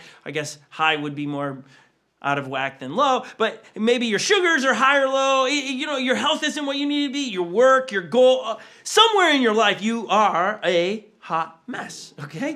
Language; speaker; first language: English; native; English